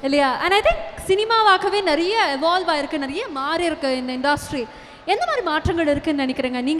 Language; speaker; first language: Tamil; native; Tamil